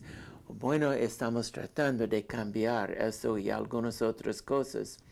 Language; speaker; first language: Spanish; non-native, fluent; English